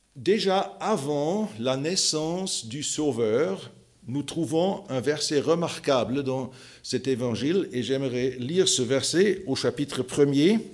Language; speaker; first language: French; non-native, fluent; German